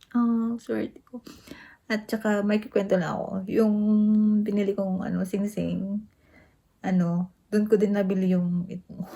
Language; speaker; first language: Filipino; native; Filipino